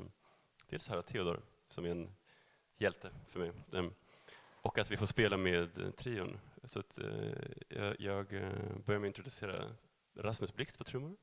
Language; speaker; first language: Swedish; native; Swedish